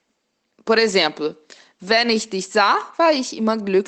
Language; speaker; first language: German; non-native, fluent; Portuguese